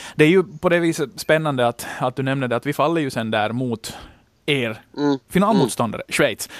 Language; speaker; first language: Swedish; native; Swedish